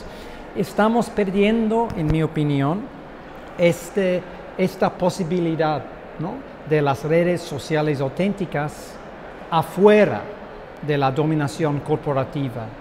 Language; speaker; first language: Spanish; non-native, fluent; English